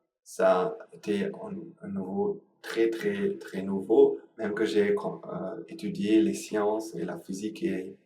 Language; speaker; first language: French; non-native, learner; Sinhala